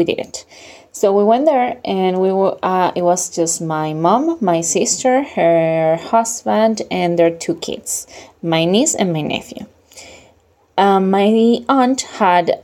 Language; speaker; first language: English; non-native, fluent; Spanish